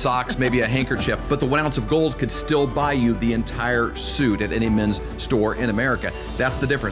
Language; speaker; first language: English; native; English